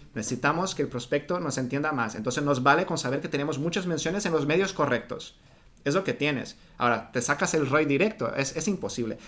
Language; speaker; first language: Spanish; non-native, fluent; Portuguese